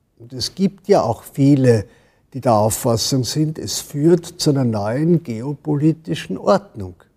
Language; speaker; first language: German; native; German